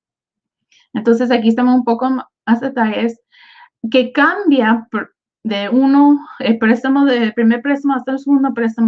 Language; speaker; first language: Spanish; early bilingual, other home language; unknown